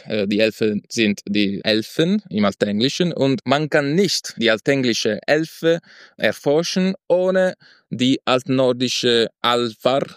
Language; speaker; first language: German; non-native, fluent; Italian